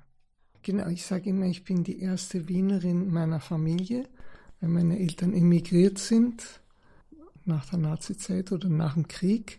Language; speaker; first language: German; early bilingual, other home language; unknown